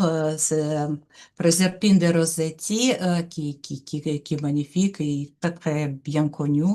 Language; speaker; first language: French; non-native, learner; Russian